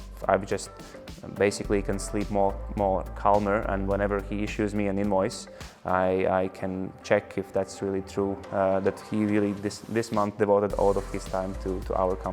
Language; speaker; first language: English; non-native, fluent; Latvian